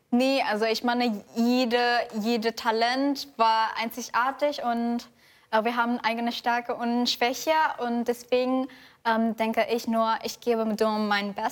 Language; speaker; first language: German; non-native, fluent; Indonesian